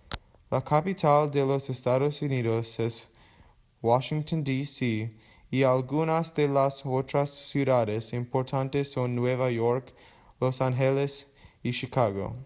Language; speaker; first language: Spanish; non-native, learner; English